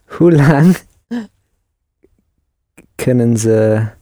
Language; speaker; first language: Dutch; non-native, learner; English